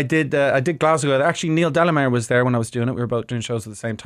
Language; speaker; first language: English; native; English